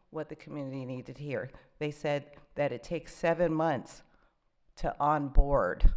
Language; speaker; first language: English; native; English